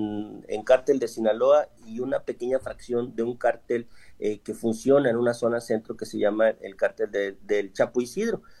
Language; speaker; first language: Spanish; native; Spanish